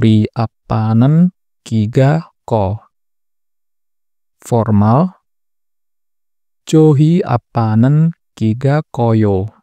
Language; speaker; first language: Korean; non-native, fluent; Indonesian